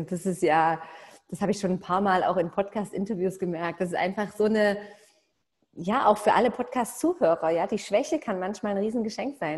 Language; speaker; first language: German; native; German